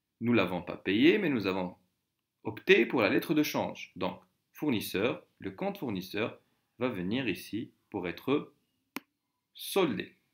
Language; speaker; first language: French; non-native, local second language; Arabic